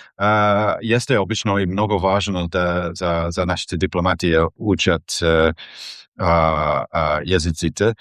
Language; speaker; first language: Macedonian; non-native, learner; English